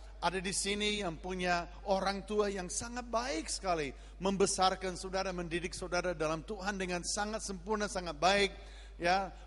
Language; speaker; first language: Indonesian; non-native, fluent; English